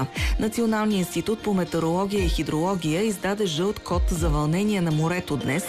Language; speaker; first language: Bulgarian; native; Bulgarian